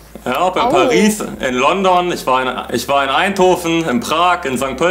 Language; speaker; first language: German; native; German